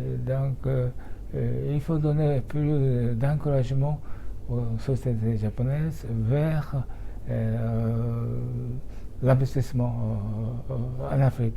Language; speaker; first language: French; non-native, fluent; Japanese